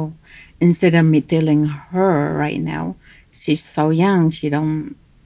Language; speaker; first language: English; non-native, local second language; Cebuano